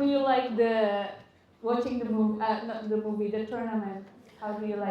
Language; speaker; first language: English; non-native, fluent; Indonesian